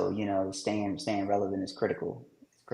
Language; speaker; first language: English; native; English